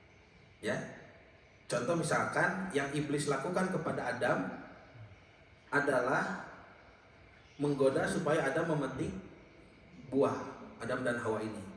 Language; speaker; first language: Indonesian; native; Indonesian